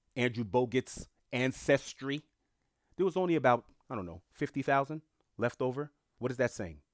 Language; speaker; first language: English; early bilingual, other home language; French